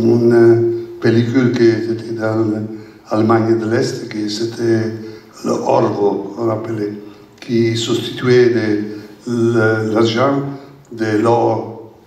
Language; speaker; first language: French; non-native, learner; Italian